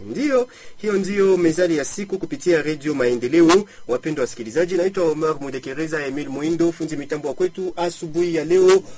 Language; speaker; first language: Swahili; native; Swahili